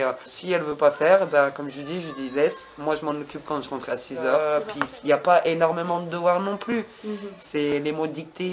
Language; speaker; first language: French; native; French